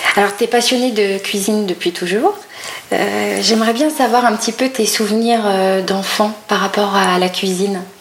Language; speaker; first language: French; native; French